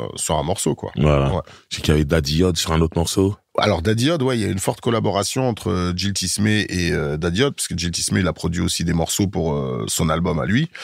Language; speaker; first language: French; early bilingual, heritage; French